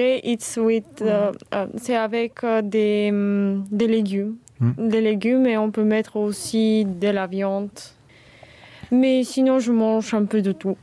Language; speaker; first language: French; non-native, fluent; Bulgarian